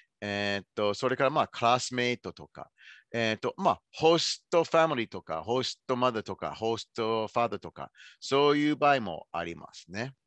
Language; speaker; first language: Japanese; non-native, fluent; English